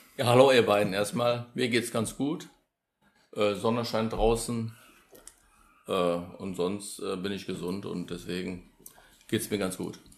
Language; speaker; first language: German; early bilingual, other home language; Polish